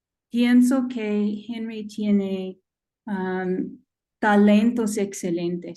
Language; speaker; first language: Spanish; non-native, learner; English